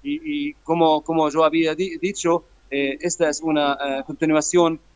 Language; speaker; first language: Spanish; non-native, fluent; Arabic